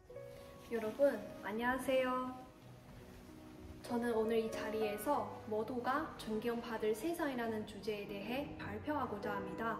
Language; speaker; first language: Korean; non-native, fluent; Chinese